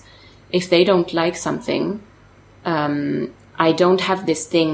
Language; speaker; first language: English; non-native, fluent; French